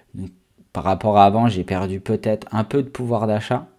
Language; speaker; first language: French; native; French